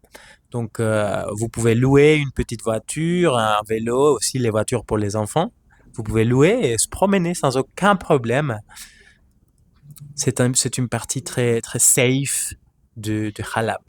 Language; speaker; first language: French; non-native, fluent; Spanish